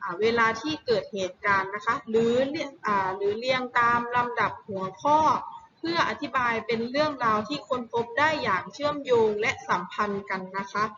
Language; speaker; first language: Thai; native; Thai